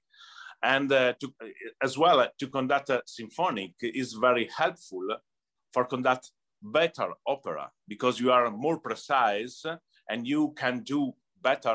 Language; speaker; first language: English; non-native, learner; Italian